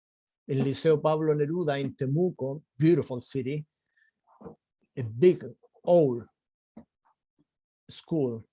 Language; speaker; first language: English; non-native, fluent; Spanish